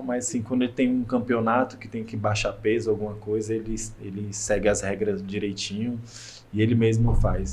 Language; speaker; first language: Portuguese; native; Portuguese